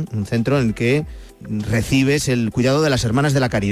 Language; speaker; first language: Spanish; native; Spanish